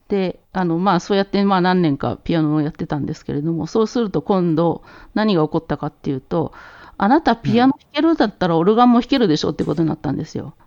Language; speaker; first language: Japanese; native; Japanese